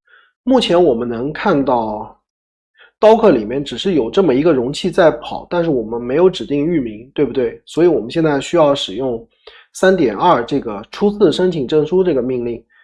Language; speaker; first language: Chinese; native; Chinese